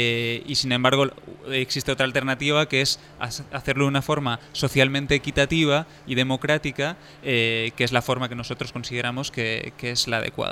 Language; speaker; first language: Spanish; native; Spanish